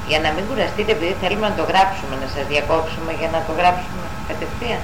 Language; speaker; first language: Greek; native; Greek